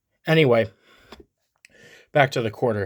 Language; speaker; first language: English; native; English